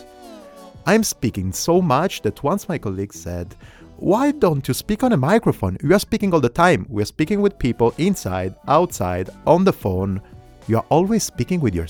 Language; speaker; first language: English; non-native, fluent; Italian